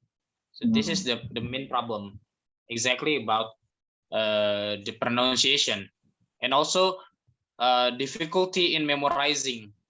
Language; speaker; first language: English; non-native, fluent; Indonesian